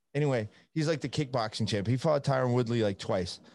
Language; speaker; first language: English; non-native, fluent; Italian